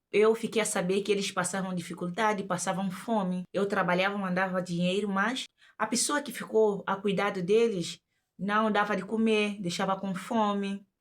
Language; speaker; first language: Portuguese; native; Portuguese